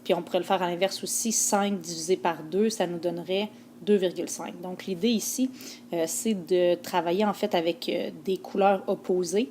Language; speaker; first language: French; native; French